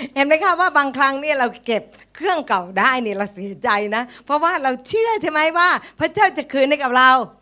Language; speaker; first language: Thai; native; Thai